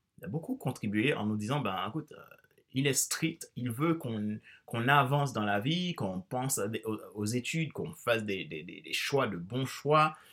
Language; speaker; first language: French; non-native, local second language; Haitian Creole